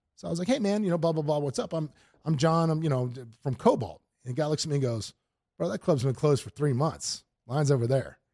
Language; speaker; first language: English; native; English